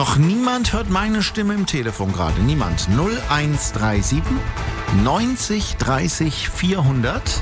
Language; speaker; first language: German; native; German